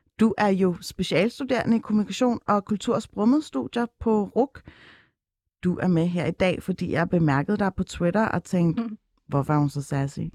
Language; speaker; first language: Danish; early bilingual, other home language; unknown